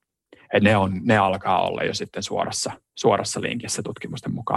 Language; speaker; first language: Finnish; native; Finnish